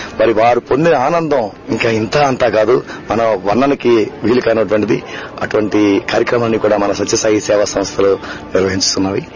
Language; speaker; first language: Telugu; native; Telugu